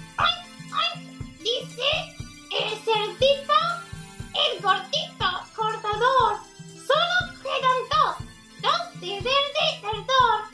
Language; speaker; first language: Spanish; non-native, fluent; English